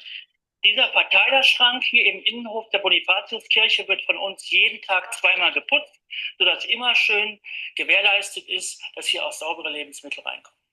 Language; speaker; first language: German; native; German